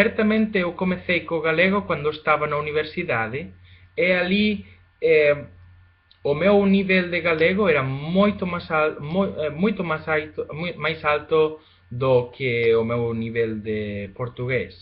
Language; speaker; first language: Portuguese; non-native, fluent; Spanish